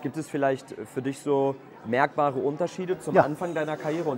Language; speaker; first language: German; native; German